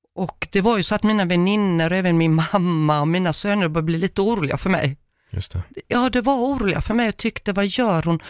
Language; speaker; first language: Swedish; early bilingual, other home language; Croatian